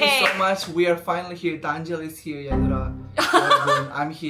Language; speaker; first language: English; non-native, fluent; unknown